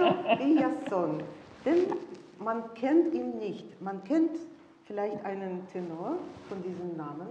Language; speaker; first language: German; non-native, fluent; Russian